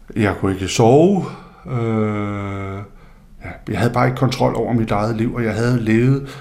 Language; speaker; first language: Danish; non-native, local second language; Faroese